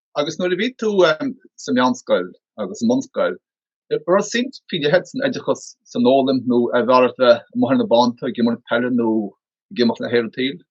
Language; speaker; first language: Irish; native; Irish